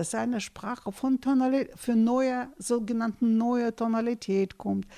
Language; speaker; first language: German; non-native, fluent; Russian